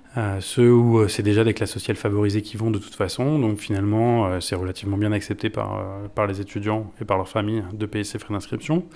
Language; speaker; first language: French; native; French